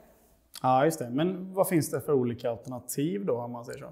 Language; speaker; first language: Swedish; native; Swedish